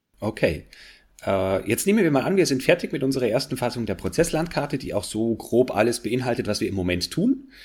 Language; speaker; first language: German; native; German